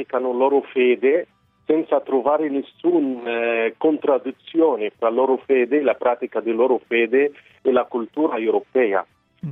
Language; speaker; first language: Italian; non-native, fluent; Arabic